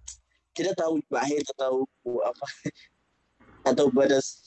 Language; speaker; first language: Indonesian; non-native, fluent; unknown